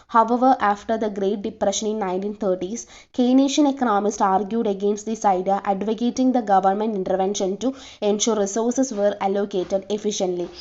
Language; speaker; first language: English; non-native, local second language; Malayalam